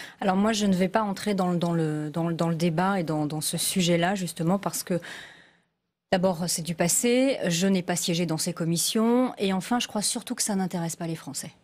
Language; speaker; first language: French; native; French